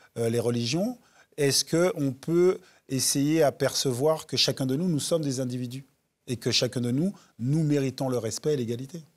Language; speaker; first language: French; native; French